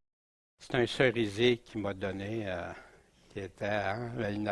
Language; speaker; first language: French; native; French